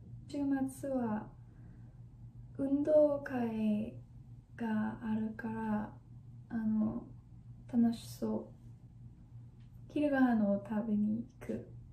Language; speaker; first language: Japanese; non-native, learner; English